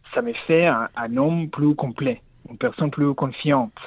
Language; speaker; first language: French; non-native, learner; Hebrew